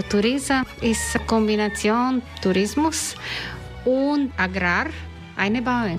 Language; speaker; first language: German; non-native, learner; Croatian